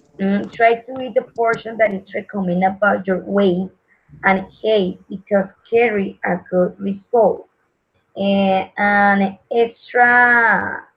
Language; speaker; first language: English; non-native, learner; Spanish